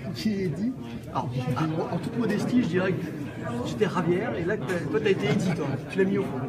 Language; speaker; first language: French; native; French